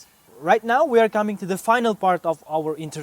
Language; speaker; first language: English; non-native, fluent; Uzbek